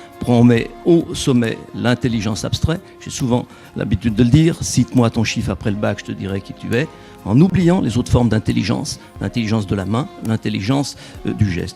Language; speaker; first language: French; native; French